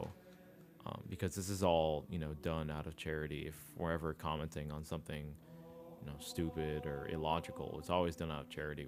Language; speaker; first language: English; native; English